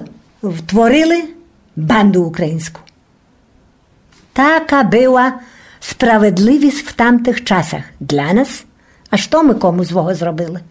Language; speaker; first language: Polish; non-native, local second language; Rusyn